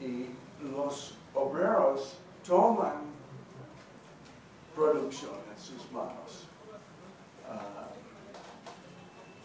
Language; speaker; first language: Spanish; non-native, learner; English